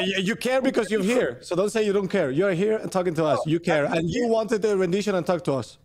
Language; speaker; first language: English; non-native, fluent; Spanish